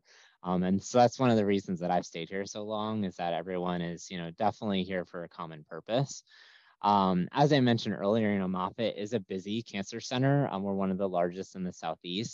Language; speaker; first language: English; native; English